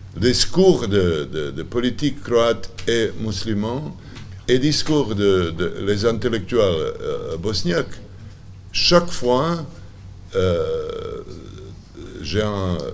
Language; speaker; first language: French; non-native, learner; Serbian